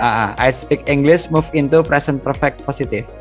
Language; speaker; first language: English; non-native, fluent; Indonesian